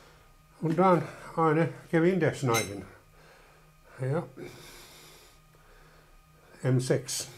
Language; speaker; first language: German; non-native, learner; Finnish